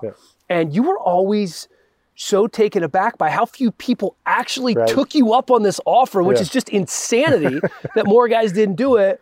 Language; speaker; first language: English; native; English